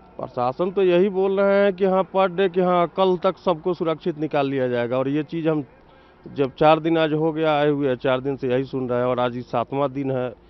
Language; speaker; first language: Hindi; native; Hindi